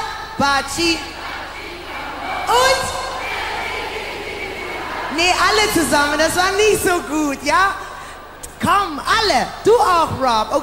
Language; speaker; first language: German; non-native, learner; English